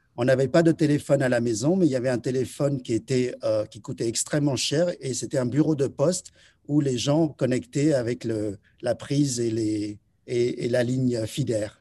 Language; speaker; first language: French; early bilingual, other home language; Chinese